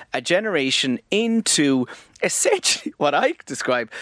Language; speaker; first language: English; native; English